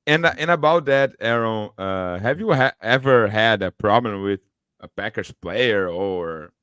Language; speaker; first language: English; non-native, learner; Portuguese